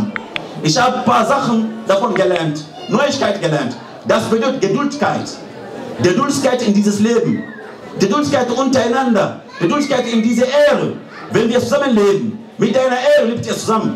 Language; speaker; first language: German; non-native, learner; Fula